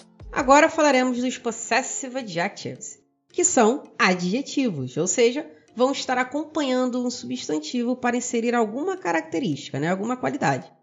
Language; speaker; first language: Portuguese; native; Portuguese